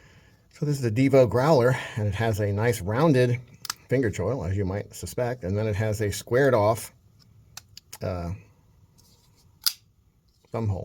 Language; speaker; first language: English; native; English